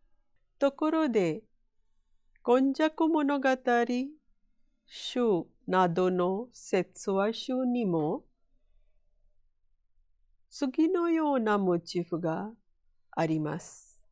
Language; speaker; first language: Japanese; non-native, fluent; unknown